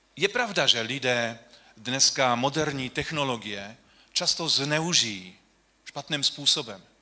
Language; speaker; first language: Czech; non-native, local second language; Polish